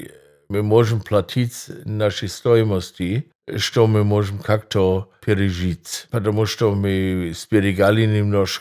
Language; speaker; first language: Russian; non-native, fluent; German